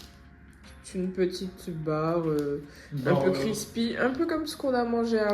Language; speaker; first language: French; native; French